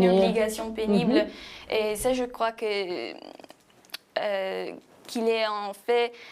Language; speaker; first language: French; non-native, fluent; Italian